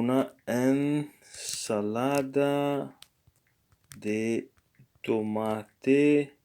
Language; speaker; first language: Spanish; non-native, learner; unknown